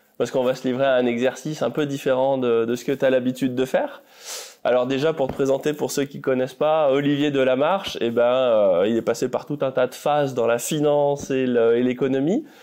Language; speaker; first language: French; native; French